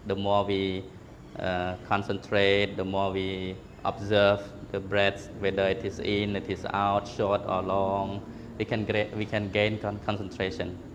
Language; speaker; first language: English; non-native, fluent; Khmer